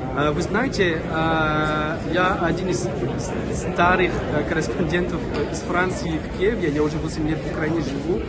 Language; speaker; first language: Russian; non-native, fluent; French